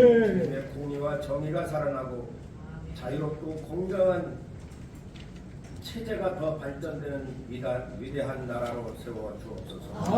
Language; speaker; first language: Korean; native; Korean